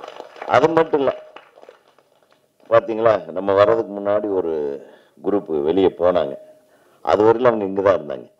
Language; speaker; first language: Tamil; native; Tamil